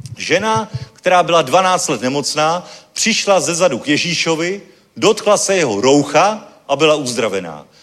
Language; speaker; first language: Czech; native; Czech